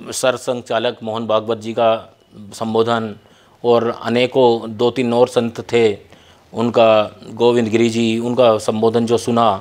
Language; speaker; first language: Hindi; native; Hindi